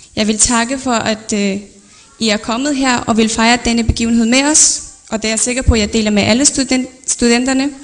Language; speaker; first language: Danish; early bilingual, other home language; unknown